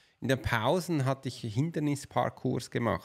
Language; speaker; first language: German; native; German